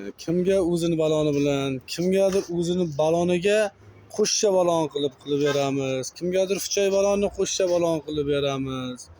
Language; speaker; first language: Uzbek; native; Uzbek